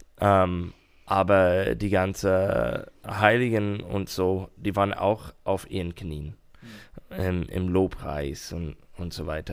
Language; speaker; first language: German; non-native, fluent; English